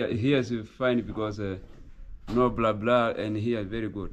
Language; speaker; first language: English; non-native, learner; Masai